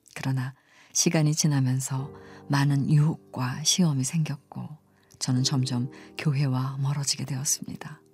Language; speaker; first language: Korean; non-native, fluent; Persian